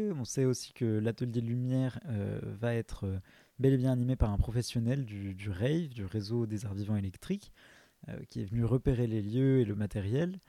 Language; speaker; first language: French; native; French